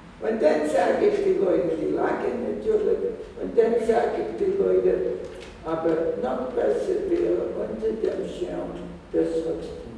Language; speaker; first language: German; non-native, fluent; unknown